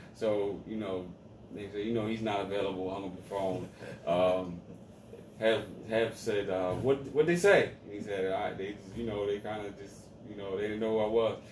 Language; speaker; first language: English; native; English